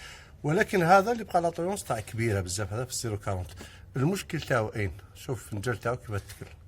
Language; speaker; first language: Arabic; native; Arabic